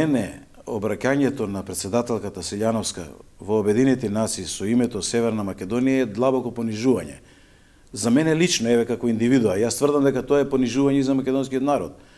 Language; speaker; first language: Macedonian; native; Macedonian